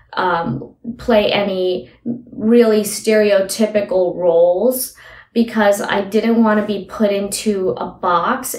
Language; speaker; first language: English; early bilingual, other home language; Hindi